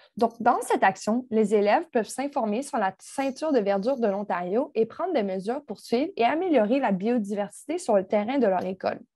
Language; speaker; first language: French; native; French